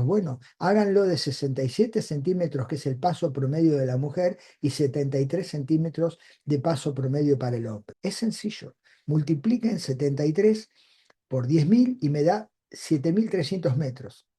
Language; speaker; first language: Spanish; native; Spanish